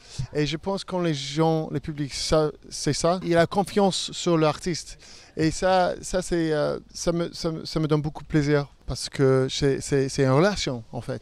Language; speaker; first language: French; non-native, fluent; English